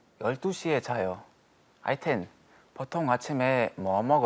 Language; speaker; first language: Korean; non-native, learner; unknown